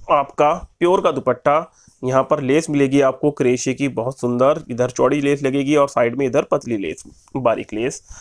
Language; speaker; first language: Hindi; native; Hindi